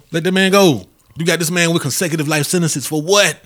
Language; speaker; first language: English; native; English